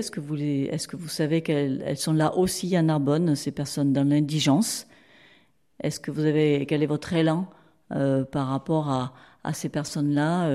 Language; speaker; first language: French; native; French